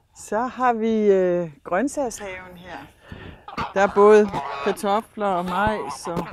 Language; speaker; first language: Danish; native; Danish